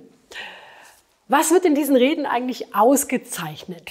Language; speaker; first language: German; native; German